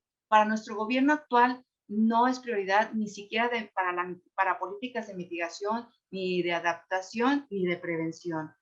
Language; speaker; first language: Spanish; native; Spanish